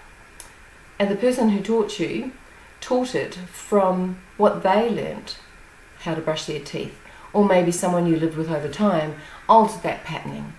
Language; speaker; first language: English; native; English